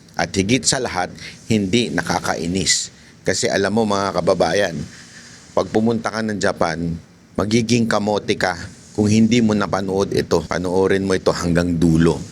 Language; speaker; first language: Filipino; native; Filipino